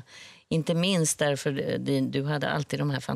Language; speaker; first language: Swedish; native; Swedish